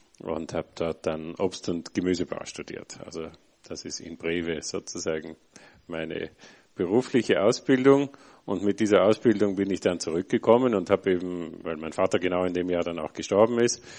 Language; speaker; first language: German; native; German